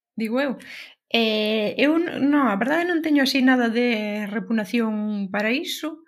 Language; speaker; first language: Galician; native; Galician